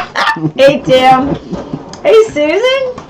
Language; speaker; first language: English; native; English